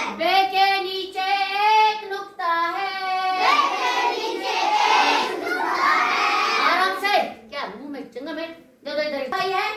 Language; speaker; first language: Hindi; non-native, local second language; Kashmiri